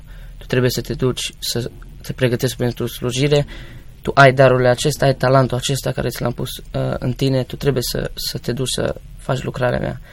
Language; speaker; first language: Romanian; native; Romanian